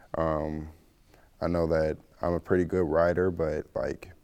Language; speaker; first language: English; native; English